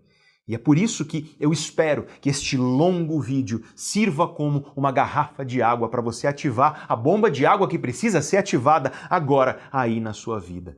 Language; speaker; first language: Portuguese; native; Portuguese